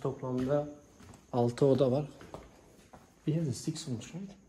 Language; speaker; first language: English; non-native, learner; Turkish